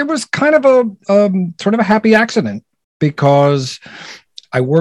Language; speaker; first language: English; native; English